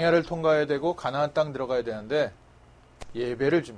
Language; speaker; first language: Korean; native; Korean